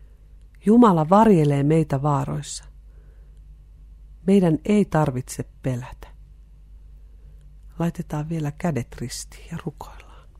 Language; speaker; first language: Finnish; native; Finnish